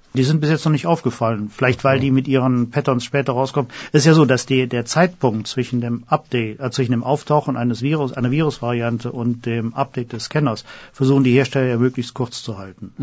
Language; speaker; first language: German; native; German